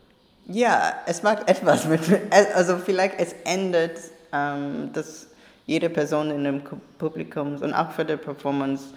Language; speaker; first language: German; non-native, learner; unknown